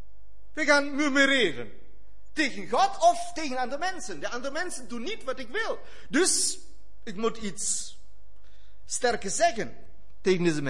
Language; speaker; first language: Dutch; non-native, fluent; German